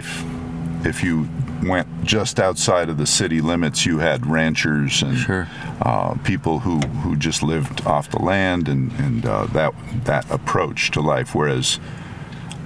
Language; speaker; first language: English; non-native, fluent; French